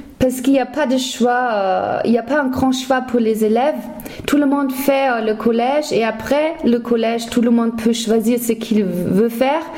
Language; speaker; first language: French; non-native, fluent; German